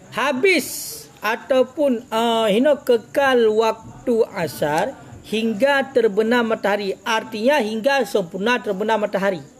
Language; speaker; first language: Malay; non-native, local second language; Achinese